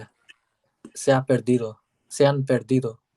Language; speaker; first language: Spanish; non-native, learner; English